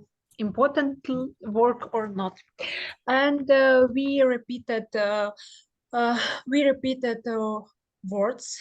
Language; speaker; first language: English; non-native, learner; Ukrainian